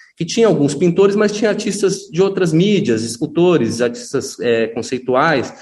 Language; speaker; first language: Portuguese; native; Portuguese